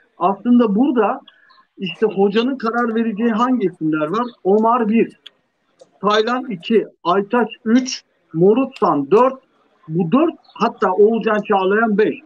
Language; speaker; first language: Turkish; native; Turkish